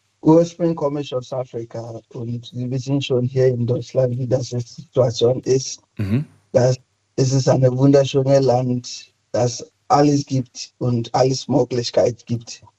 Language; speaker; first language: German; non-native, fluent; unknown